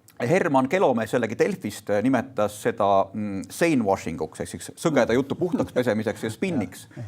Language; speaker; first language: Estonian; native; Estonian